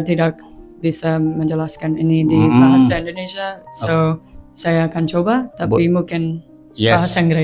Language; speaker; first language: Indonesian; non-native, learner; English